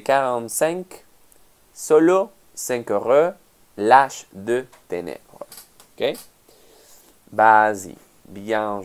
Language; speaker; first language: French; non-native, fluent; Spanish